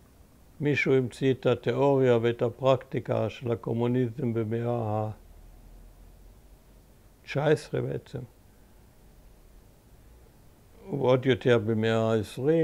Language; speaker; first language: Hebrew; early bilingual, other home language; German